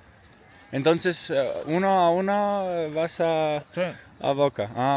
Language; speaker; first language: Spanish; non-native, learner; Estonian